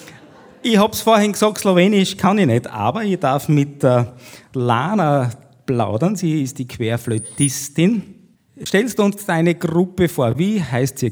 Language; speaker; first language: German; native; German